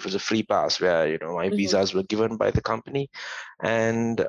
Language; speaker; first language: English; non-native, local second language; Tamil